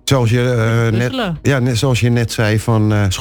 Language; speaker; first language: Dutch; native; Dutch